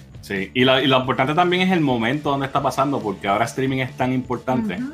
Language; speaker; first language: Spanish; native; Spanish